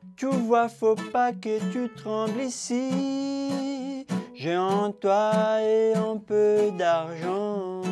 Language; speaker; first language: French; non-native, fluent; Portuguese